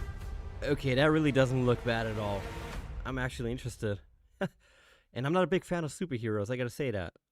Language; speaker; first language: English; native; English